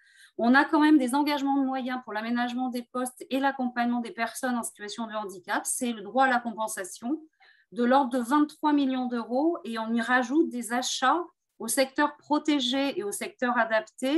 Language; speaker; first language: French; native; French